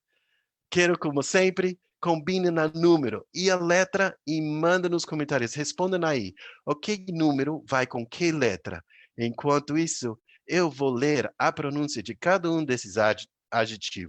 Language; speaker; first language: Portuguese; non-native, fluent; English